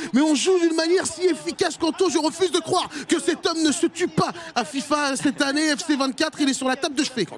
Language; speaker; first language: French; native; French